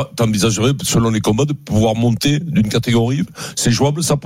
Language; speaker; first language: French; native; French